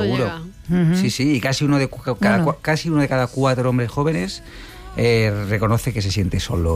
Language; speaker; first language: Spanish; native; Spanish